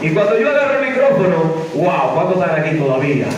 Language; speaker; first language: Spanish; native; Spanish